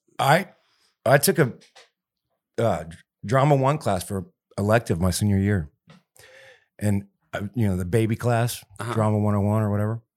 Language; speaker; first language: English; native; English